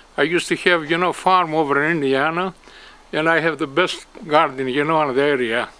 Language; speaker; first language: English; non-native, learner; Greek